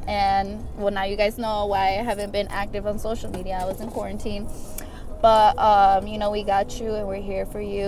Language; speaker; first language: English; early bilingual, other home language; Spanish